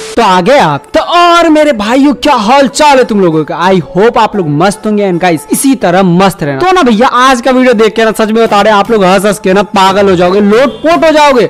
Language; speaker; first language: Hindi; native; Hindi